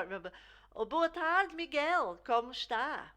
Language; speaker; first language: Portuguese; non-native, fluent; English